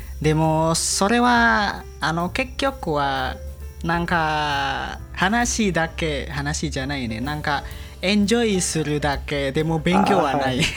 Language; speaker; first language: Japanese; non-native, learner; Indonesian